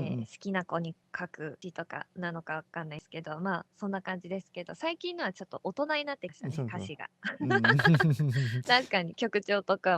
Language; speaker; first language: Japanese; native; Japanese